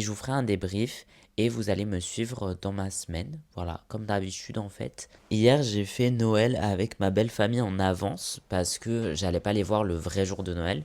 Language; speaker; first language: French; native; French